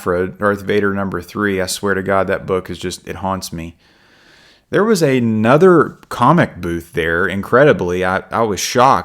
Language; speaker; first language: English; native; English